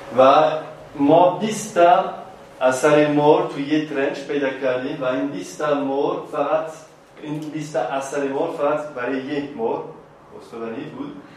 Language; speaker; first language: Persian; non-native, fluent; French